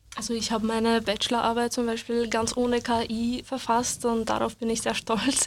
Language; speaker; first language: German; native; German